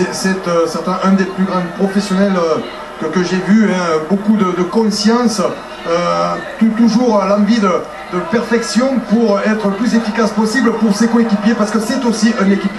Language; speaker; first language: French; native; French